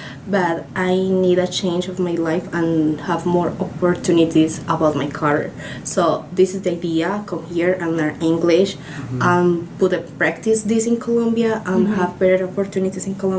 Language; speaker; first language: English; non-native, learner; Spanish